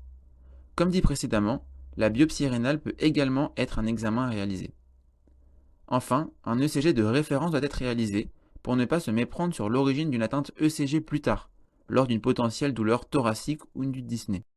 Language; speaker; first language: French; native; French